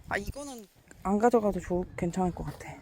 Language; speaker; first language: Korean; native; Korean